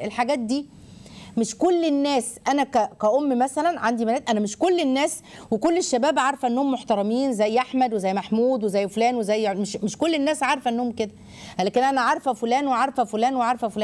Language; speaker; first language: Arabic; native; Arabic